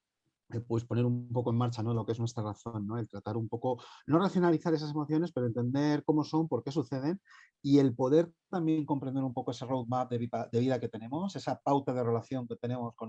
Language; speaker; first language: Spanish; native; Spanish